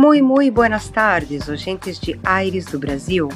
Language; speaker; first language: Spanish; non-native, fluent; Portuguese